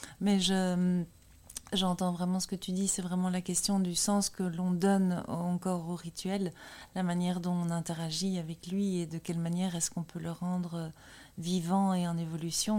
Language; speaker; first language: French; native; French